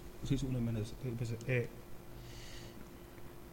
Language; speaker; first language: French; non-native, learner; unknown